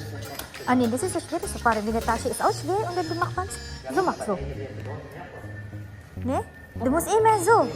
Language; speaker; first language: German; non-native, learner; Filipino